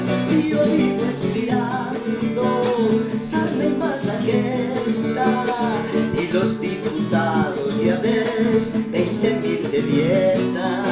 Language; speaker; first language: Spanish; native; Spanish